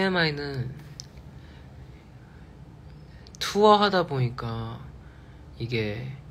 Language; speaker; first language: Korean; non-native, fluent; Chinese